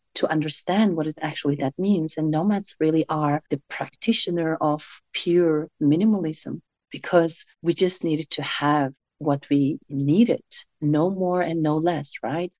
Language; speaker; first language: English; non-native, fluent; Mongolian